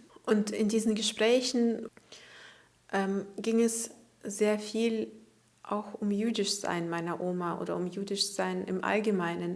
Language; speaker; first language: German; early bilingual, other home language; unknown